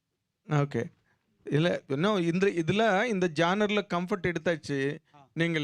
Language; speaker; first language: Tamil; non-native, learner; Telugu